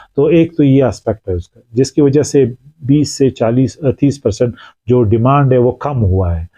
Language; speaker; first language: Urdu; non-native, local second language; Pashto